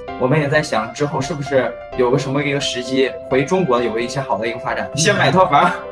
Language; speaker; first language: Chinese; native; Chinese